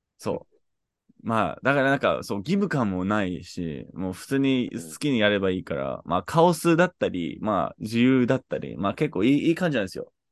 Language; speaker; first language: Japanese; non-native, fluent; English